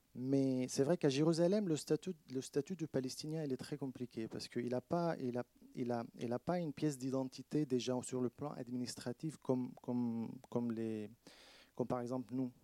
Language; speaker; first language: French; non-native, fluent; Arabic